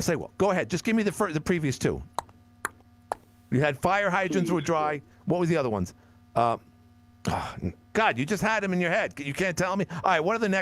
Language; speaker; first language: English; native; English